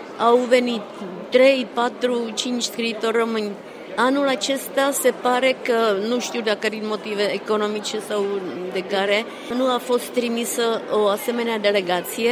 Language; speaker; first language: Romanian; non-native, fluent; Czech